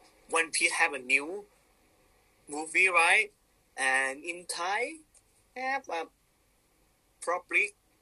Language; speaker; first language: English; non-native, learner; Thai